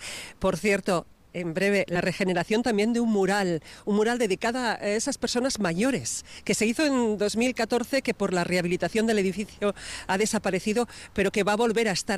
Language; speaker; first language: Spanish; native; Spanish